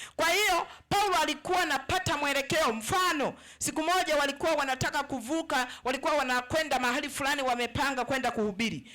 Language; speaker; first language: Swahili; native; Swahili